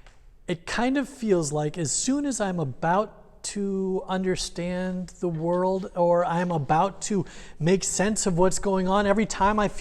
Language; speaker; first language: English; native; English